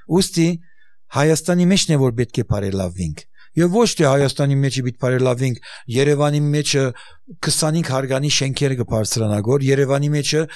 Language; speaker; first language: Armenian; early bilingual, heritage; Armenian